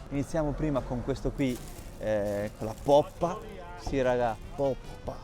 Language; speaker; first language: Italian; early bilingual, other home language; Chinese